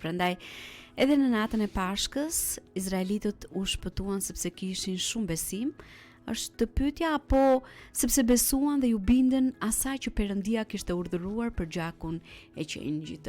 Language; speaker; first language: Albanian; native; Albanian